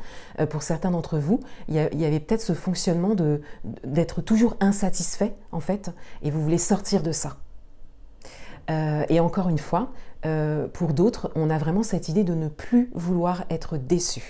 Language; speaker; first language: French; native; French